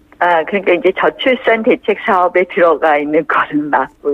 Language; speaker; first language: Korean; native; Korean